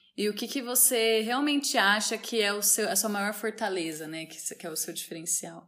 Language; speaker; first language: Portuguese; native; Portuguese